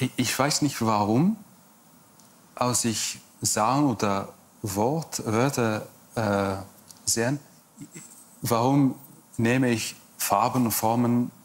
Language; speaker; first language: German; non-native, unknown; English